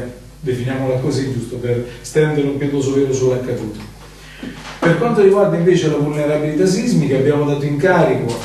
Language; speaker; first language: Italian; native; Italian